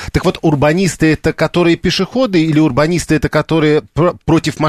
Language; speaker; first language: Russian; native; Russian